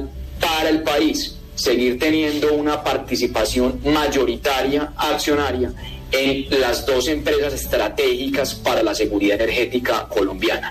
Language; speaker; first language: Spanish; native; Spanish